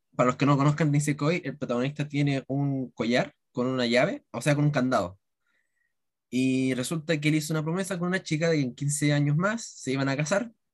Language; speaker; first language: Spanish; native; Spanish